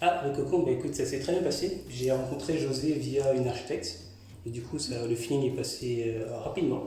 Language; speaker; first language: French; native; French